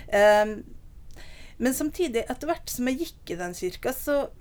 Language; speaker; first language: Norwegian; native; Norwegian